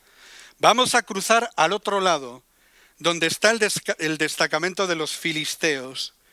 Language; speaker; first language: Spanish; native; Spanish